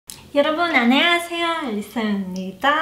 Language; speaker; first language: Korean; non-native, learner; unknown